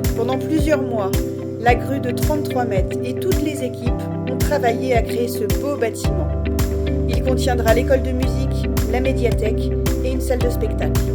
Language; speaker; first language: French; native; French